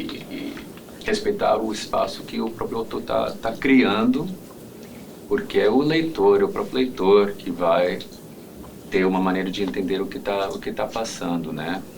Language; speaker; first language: Portuguese; non-native, fluent; English